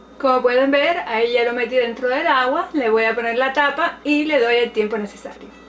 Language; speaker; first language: Spanish; native; Spanish